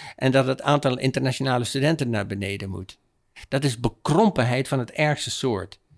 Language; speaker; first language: Dutch; native; Dutch